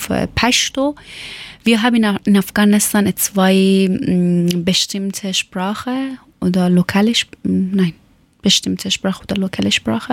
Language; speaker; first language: German; non-native, learner; Persian